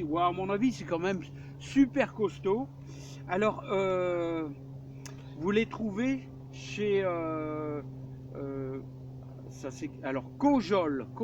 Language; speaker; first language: French; native; French